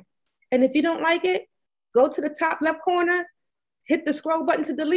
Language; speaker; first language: English; native; English